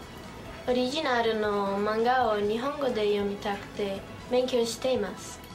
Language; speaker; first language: Japanese; non-native, learner; Portuguese